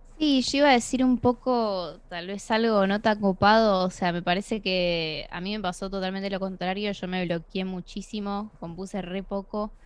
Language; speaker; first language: Spanish; native; Spanish